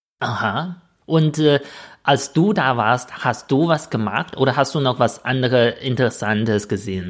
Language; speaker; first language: German; non-native, fluent; Chinese